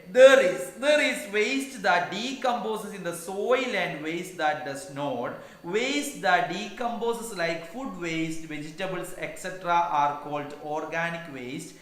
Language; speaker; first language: English; non-native, local second language; Malayalam